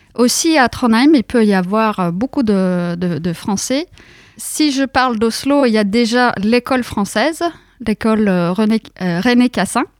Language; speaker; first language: French; non-native, fluent; Norwegian